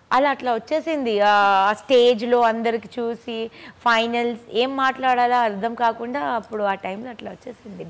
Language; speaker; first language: Telugu; non-native, local second language; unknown